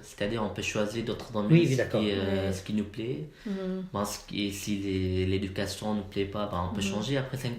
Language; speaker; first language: French; non-native, learner; Malay